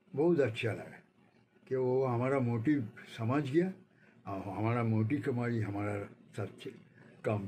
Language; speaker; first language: Hindi; non-native, local second language; Bangla